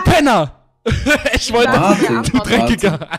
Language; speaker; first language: German; native; German